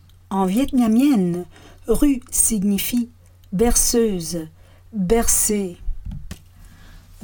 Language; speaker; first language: French; non-native, fluent; English